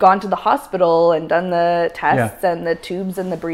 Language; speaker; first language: English; native; English